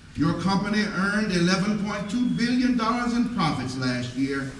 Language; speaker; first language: English; native; English